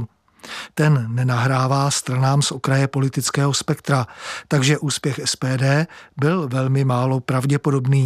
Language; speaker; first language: Czech; native; Czech